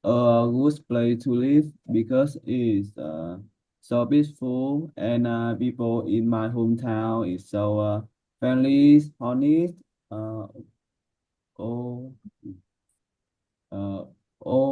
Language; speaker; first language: English; non-native, learner; Vietnamese